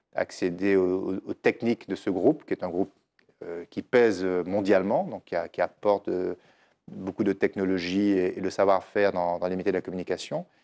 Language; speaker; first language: French; native; French